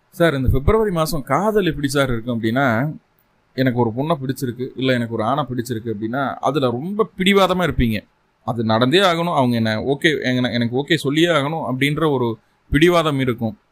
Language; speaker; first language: Tamil; native; Tamil